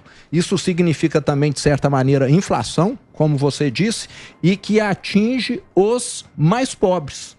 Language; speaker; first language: Portuguese; native; Portuguese